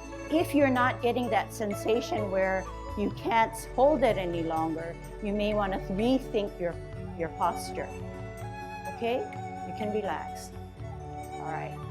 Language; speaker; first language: English; native; English